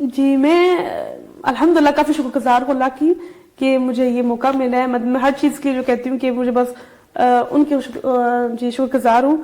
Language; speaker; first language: Urdu; early bilingual, heritage; Urdu